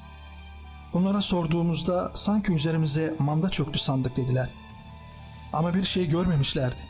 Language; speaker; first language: Turkish; native; Turkish